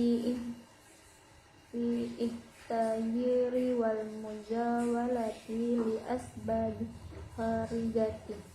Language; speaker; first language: Arabic; non-native, learner; Indonesian